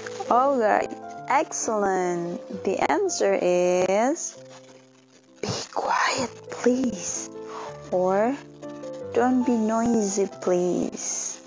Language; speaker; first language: English; non-native, fluent; Indonesian